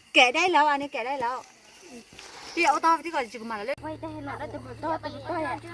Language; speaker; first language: Thai; non-native, local second language; Karen languages